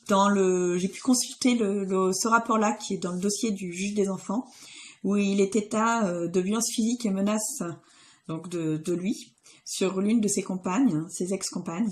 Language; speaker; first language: French; native; French